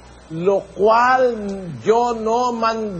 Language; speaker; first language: Spanish; non-native, learner; Filipino